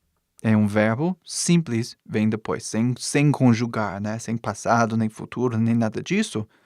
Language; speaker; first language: Portuguese; non-native, fluent; English